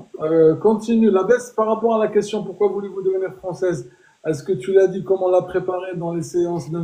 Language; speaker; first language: French; native; French